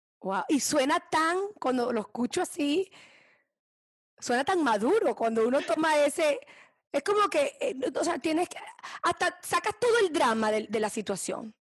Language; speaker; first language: Spanish; early bilingual, heritage; Spanish